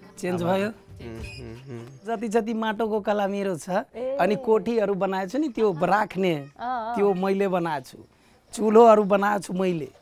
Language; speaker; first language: Nepali; non-native, local second language; Maithili